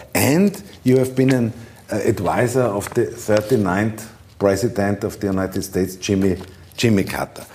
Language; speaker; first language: English; non-native, learner; German